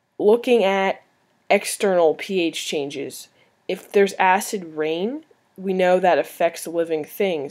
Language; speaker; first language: English; native; English